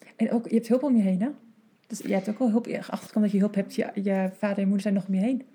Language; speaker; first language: Dutch; non-native, fluent; English